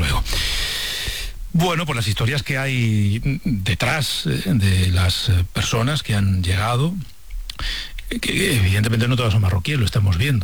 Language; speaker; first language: Spanish; native; Spanish